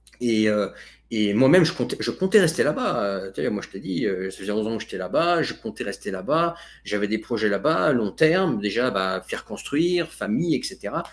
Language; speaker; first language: French; native; French